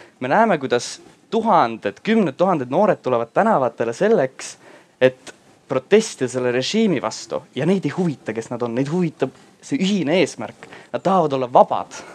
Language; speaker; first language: Estonian; non-native, local second language; Russian